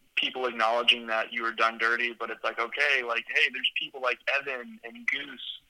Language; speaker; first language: English; native; English